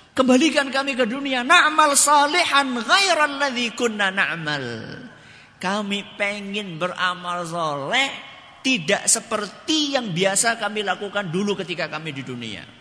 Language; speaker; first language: Indonesian; non-native, local second language; Javanese